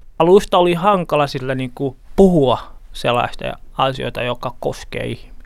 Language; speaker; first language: Finnish; non-native, learner; Portuguese